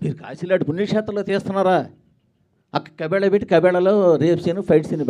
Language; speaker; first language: Telugu; native; Telugu